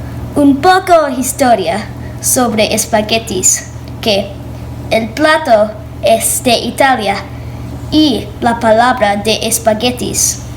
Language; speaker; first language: Spanish; non-native, learner; English